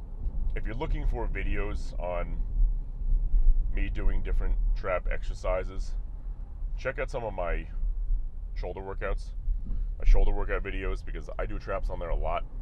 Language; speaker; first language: English; native; English